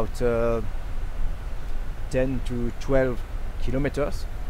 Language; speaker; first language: English; non-native, learner; French